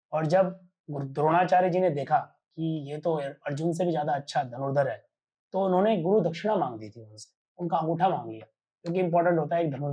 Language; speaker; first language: Hindi; native; Hindi